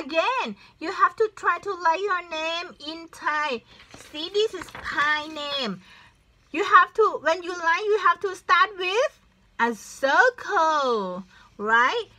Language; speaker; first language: English; non-native, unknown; Thai